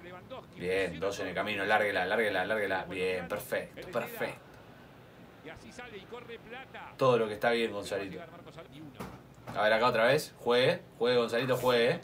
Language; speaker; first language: Spanish; native; Spanish